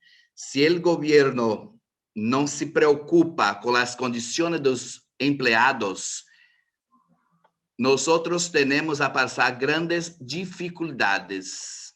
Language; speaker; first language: Spanish; non-native, fluent; Portuguese